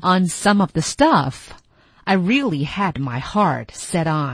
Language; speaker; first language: English; non-native, fluent; Chinese